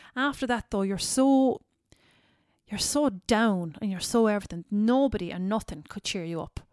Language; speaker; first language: English; native; English